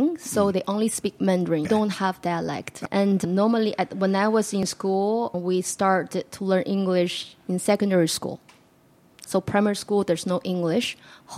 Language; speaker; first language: English; non-native, fluent; Chinese